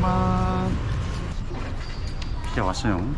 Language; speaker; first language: Korean; native; Korean